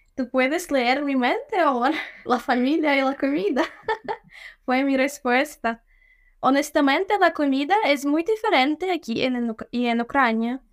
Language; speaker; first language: Spanish; non-native, fluent; Ukrainian